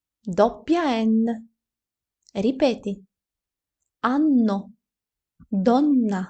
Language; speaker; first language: Italian; non-native, fluent; Ukrainian